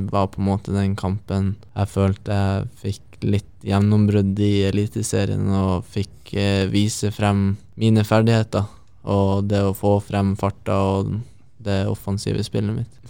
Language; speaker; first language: Norwegian; native; Norwegian